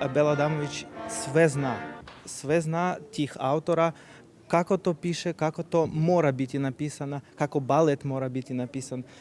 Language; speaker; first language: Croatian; non-native, fluent; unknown